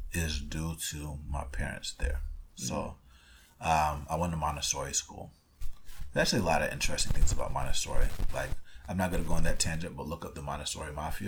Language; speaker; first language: English; early bilingual, other home language; Spanish